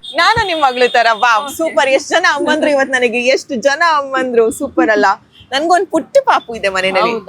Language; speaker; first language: Kannada; native; Kannada